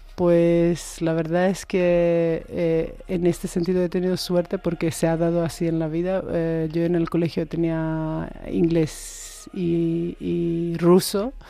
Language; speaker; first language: Spanish; non-native, fluent; Macedonian